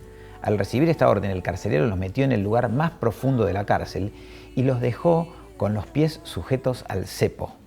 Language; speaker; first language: Spanish; native; Spanish